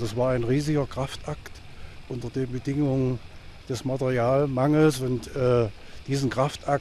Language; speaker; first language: German; native; German